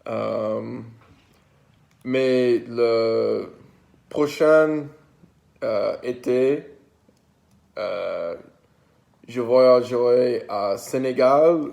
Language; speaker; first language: French; non-native, learner; English